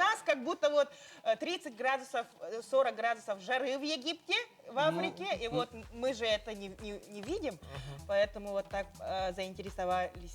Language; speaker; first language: Russian; non-native, local second language; Yakut